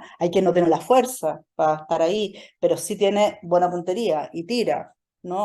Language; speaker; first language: Spanish; native; Spanish